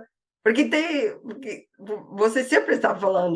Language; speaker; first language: Portuguese; non-native, fluent; English